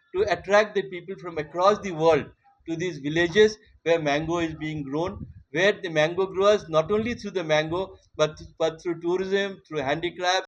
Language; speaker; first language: English; non-native, local second language; Bangla